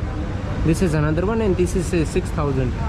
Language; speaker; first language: English; non-native, learner; Hindi